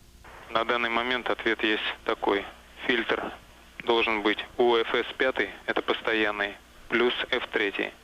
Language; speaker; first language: Russian; native; Russian